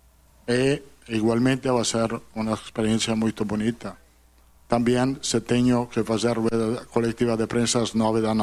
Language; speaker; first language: Portuguese; non-native, fluent; Italian